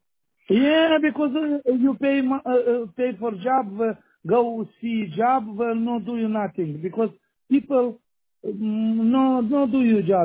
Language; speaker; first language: English; non-native, learner; Romanian